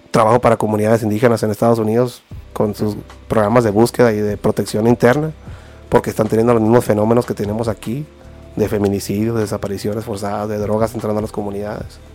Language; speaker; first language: Spanish; native; Spanish